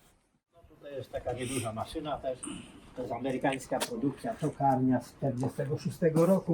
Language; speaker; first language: Polish; native; Polish